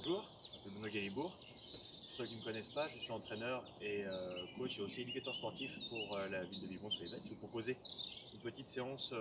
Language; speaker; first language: French; native; French